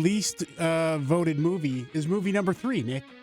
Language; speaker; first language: English; native; English